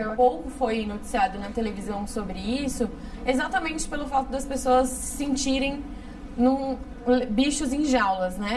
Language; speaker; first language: Portuguese; native; Portuguese